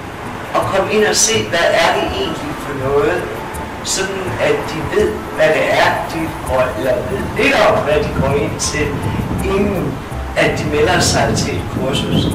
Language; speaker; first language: Danish; native; Danish